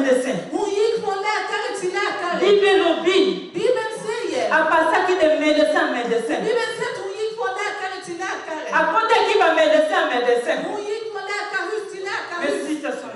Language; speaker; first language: Swedish; non-native, fluent; Lingala